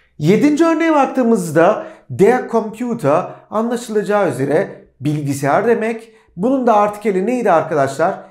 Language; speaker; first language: Turkish; native; Turkish